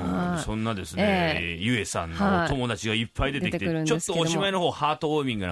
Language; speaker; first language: Japanese; native; Japanese